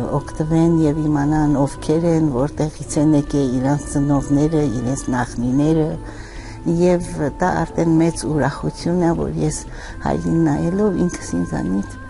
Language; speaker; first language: Armenian; early bilingual, heritage; Armenian